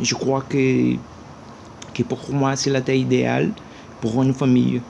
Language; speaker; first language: French; non-native, learner; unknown